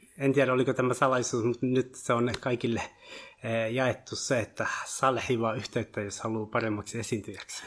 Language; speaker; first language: Finnish; early bilingual, other home language; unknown